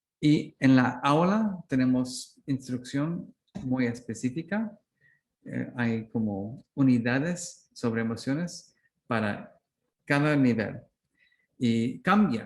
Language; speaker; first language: Spanish; non-native, learner; English